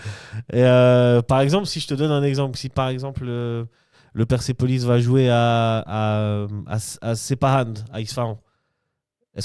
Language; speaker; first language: French; native; French